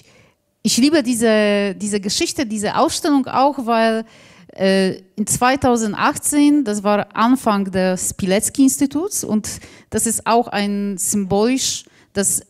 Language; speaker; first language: German; non-native, fluent; Polish